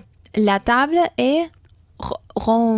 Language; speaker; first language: French; non-native, learner; Spanish